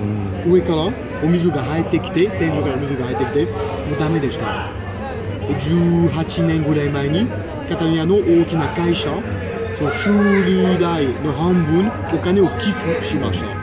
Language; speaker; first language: Japanese; non-native, fluent; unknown